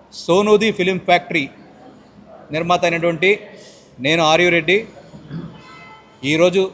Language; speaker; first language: Telugu; native; Telugu